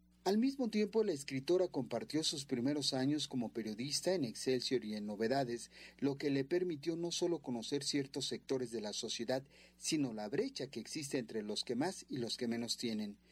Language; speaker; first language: Spanish; native; Spanish